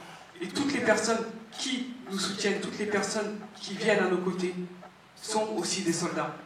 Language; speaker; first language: French; native; French